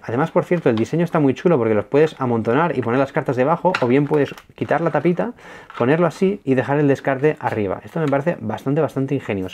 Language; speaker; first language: Spanish; native; Spanish